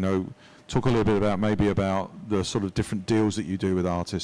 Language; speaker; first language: English; native; English